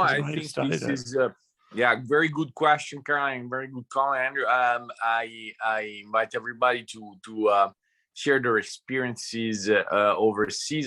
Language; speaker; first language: English; non-native, fluent; Italian